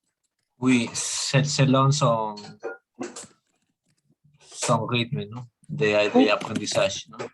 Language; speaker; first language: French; non-native, learner; Spanish